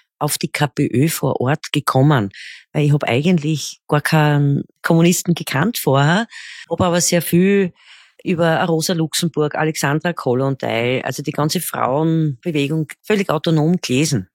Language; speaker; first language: German; native; German